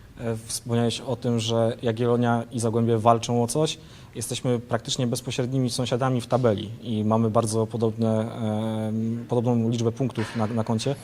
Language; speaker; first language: Polish; native; Polish